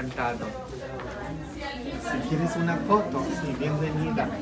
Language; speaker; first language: Spanish; non-native, fluent; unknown